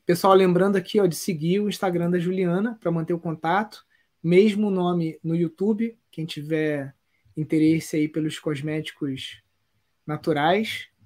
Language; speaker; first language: Portuguese; native; Portuguese